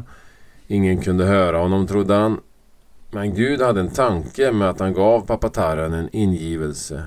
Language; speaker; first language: Swedish; native; Swedish